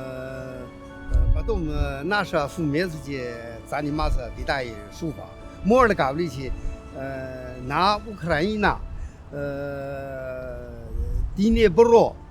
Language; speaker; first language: Russian; non-native, learner; Chinese